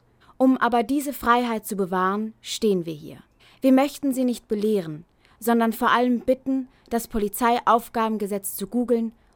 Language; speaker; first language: German; native; German